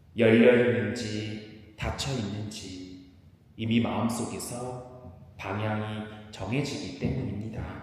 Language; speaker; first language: Korean; native; Korean